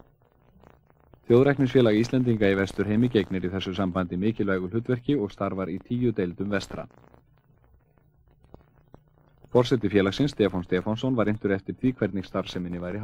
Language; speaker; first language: Icelandic; native; Icelandic